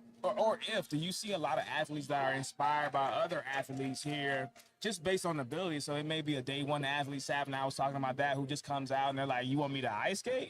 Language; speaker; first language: English; native; English